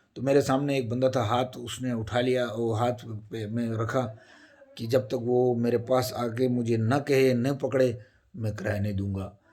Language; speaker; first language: Urdu; non-native, local second language; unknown